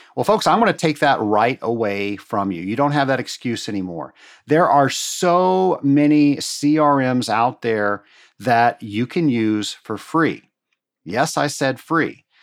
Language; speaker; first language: English; native; English